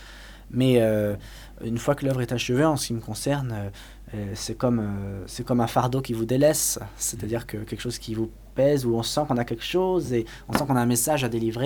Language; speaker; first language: French; native; French